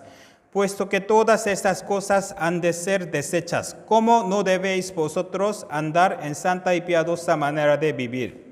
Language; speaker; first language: Spanish; non-native, fluent; Korean